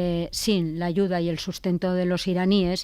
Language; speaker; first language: Spanish; native; Spanish